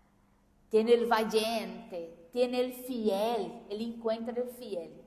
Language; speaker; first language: Spanish; non-native, fluent; Portuguese